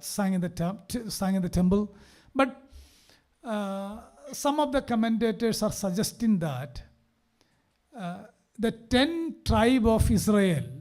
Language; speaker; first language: English; non-native, local second language; Malayalam